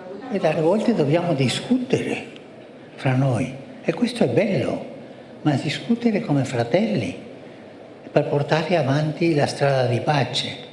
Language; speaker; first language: Italian; non-native, fluent; Spanish